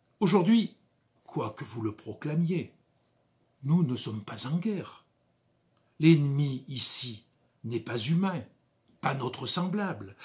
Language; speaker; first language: French; native; French